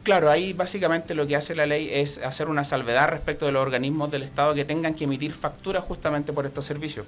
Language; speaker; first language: Spanish; native; Spanish